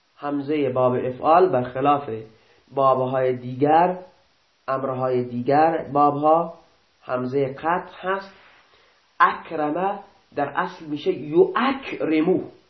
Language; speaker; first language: Persian; non-native, local second language; Baluchi